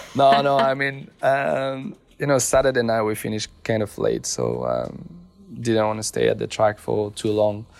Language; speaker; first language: English; non-native, fluent; French